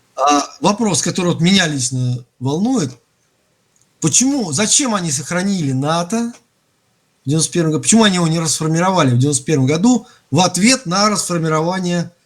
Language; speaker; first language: Russian; native; Russian